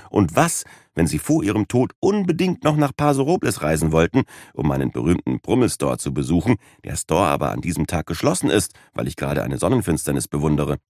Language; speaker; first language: German; native; German